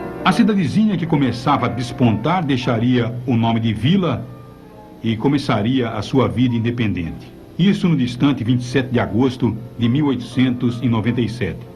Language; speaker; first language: Portuguese; native; Portuguese